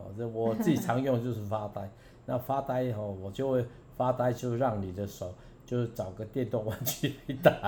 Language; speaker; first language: Chinese; non-native, local second language; Min Nan Chinese